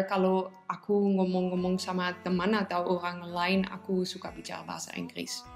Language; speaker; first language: Indonesian; non-native, learner; Dutch